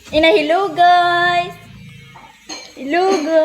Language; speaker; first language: English; non-native, local second language; Cebuano